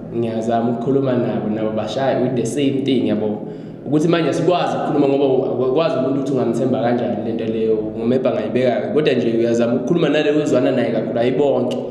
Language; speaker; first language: Zulu; non-native, local second language; Swati